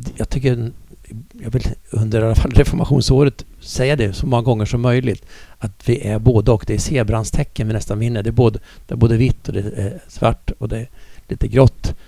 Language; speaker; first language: Swedish; native; Swedish